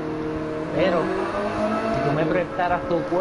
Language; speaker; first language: Spanish; native; Spanish